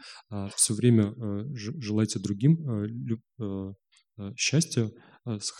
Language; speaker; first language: Russian; native; Russian